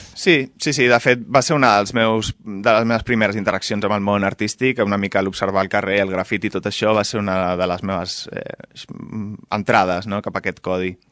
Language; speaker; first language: Catalan; non-native, local second language; Spanish